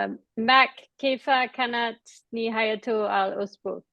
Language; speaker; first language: Arabic; non-native, learner; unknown